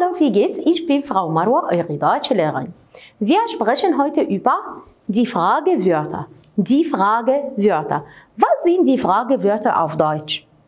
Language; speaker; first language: German; non-native, fluent; Arabic